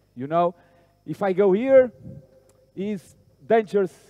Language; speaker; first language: English; non-native, fluent; Portuguese